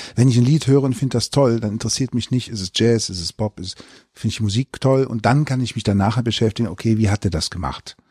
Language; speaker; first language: German; native; German